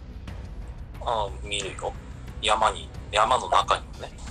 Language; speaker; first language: Japanese; native; Japanese